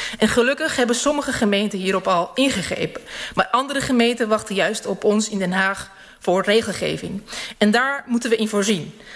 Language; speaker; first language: Dutch; early bilingual, other home language; Serbian